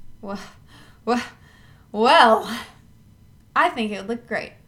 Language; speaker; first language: English; native; English